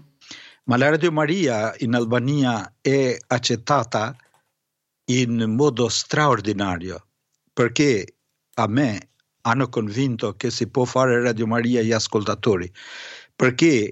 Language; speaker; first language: Italian; non-native, fluent; Albanian